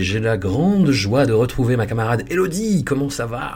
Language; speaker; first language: French; native; French